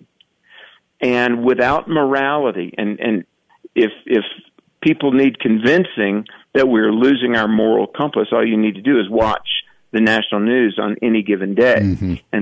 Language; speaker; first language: English; native; English